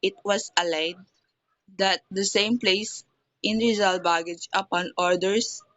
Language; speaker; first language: English; non-native, local second language; Filipino